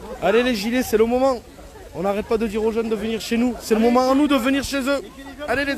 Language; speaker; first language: French; native; French